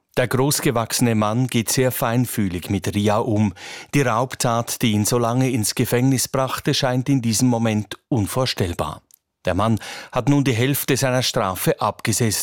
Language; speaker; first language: German; native; German